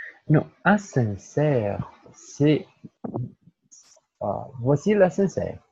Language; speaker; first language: French; non-native, fluent; Portuguese